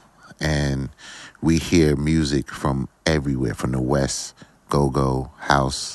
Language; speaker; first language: English; native; English